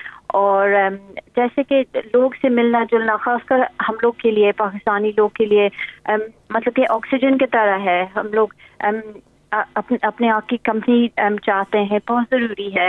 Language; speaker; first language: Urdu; early bilingual, heritage; English